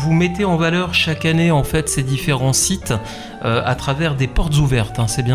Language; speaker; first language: French; native; French